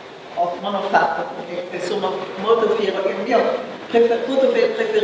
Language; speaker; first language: Italian; non-native, fluent; German